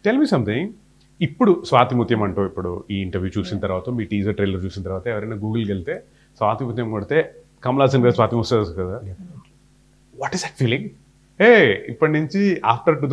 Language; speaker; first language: Telugu; native; Telugu